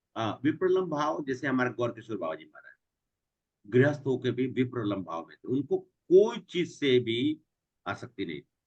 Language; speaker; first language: Hindi; native; Hindi